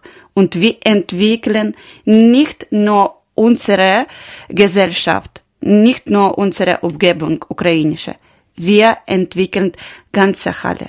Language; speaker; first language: German; non-native, learner; Ukrainian